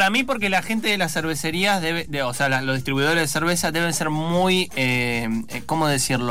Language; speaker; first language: Spanish; native; Spanish